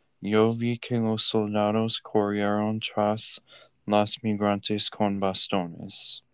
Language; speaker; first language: Spanish; non-native, learner; English